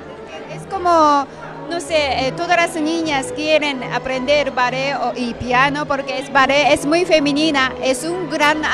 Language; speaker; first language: Spanish; non-native, learner; Japanese